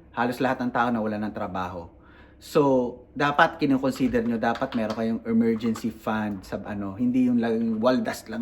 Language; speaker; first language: Filipino; native; Filipino